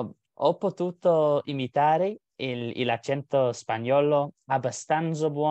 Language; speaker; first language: Italian; non-native, learner; English